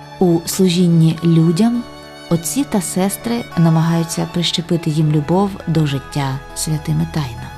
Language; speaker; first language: Ukrainian; native; Ukrainian